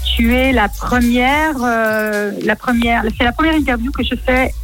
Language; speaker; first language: French; native; French